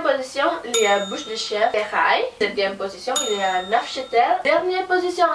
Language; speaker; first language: French; non-native, learner; Indonesian